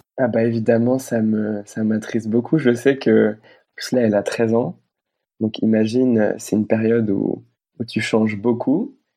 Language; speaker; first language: French; native; French